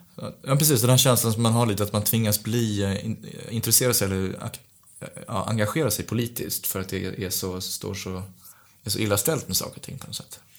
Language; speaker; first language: Swedish; early bilingual, other home language; Romanian